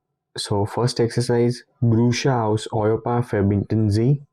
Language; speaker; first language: German; non-native, fluent; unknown